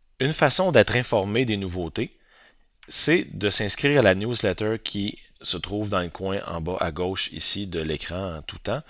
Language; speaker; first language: French; native; French